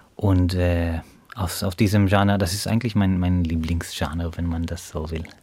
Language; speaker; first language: German; non-native, fluent; Hebrew